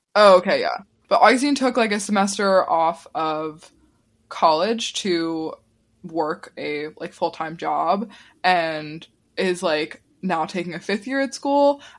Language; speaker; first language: English; early bilingual, other home language; Italian